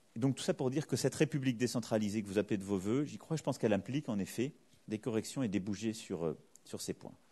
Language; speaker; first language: French; native; French